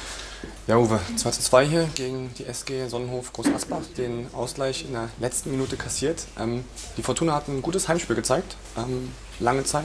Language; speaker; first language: German; native; German